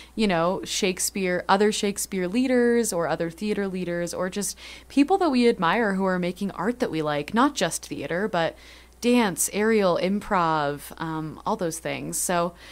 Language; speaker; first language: English; native; English